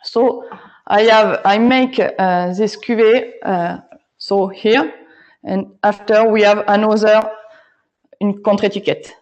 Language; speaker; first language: English; non-native, learner; French